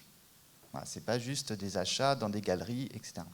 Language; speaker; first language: French; native; French